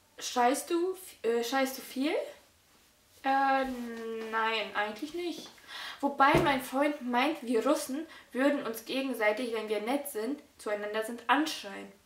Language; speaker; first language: German; early bilingual, other home language; Russian